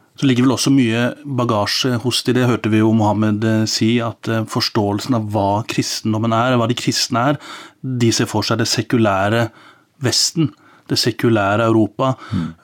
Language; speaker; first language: Norwegian; native; Norwegian